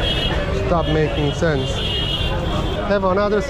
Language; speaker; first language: English; non-native, learner; Korean